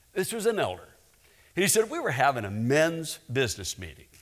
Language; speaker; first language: English; native; English